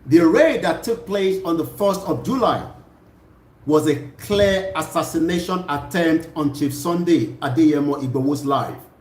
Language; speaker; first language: English; non-native, local second language; Yoruba